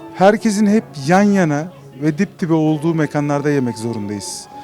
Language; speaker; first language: Turkish; native; Turkish